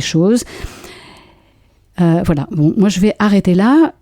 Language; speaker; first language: French; native; French